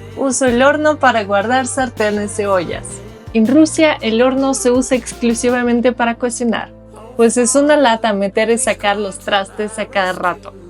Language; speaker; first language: Spanish; non-native, fluent; Russian